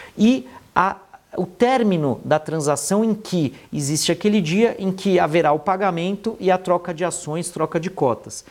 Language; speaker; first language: Portuguese; native; Portuguese